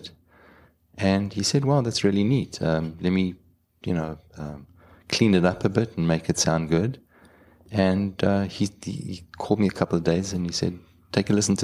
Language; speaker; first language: English; native; English